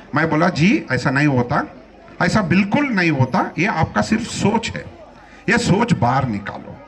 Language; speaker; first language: Hindi; non-native, local second language; Telugu